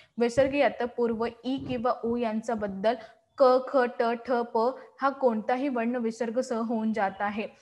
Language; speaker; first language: Marathi; non-native, local second language; Hindi